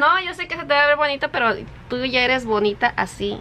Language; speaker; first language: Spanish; native; Spanish